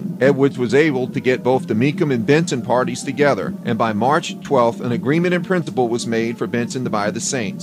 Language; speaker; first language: English; native; English